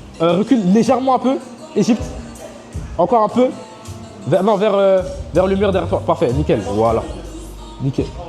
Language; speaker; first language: French; native; French